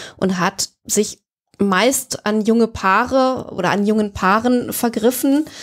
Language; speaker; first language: German; native; German